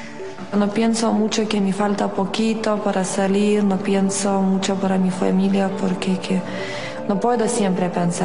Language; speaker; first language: Spanish; non-native, learner; Lithuanian